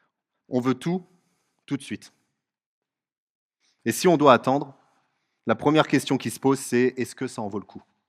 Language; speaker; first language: French; native; French